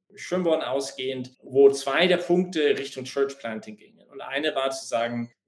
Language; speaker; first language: German; non-native, fluent; English